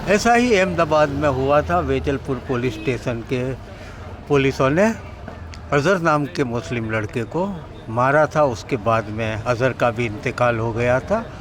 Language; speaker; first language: Hindi; non-native, local second language; Gujarati